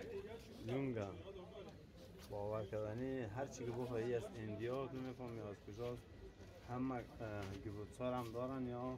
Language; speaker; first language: German; non-native, learner; Persian